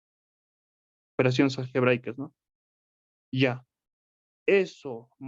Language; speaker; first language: Spanish; native; Spanish